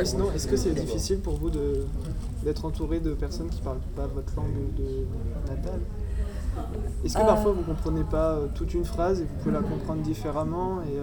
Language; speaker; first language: French; native; French